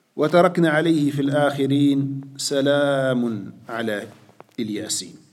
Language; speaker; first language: Danish; non-native, fluent; Arabic